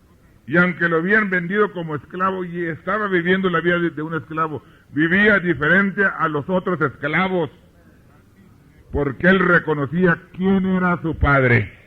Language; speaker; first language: Spanish; early bilingual, heritage; Spanish